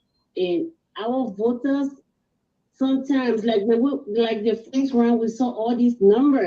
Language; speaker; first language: English; native; English